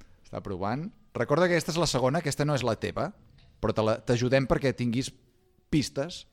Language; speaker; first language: Catalan; native; Catalan